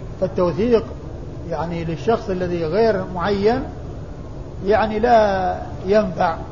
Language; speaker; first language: Arabic; native; Arabic